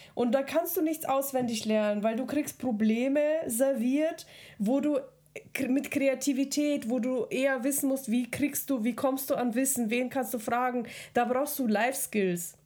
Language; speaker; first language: German; early bilingual, other home language; Russian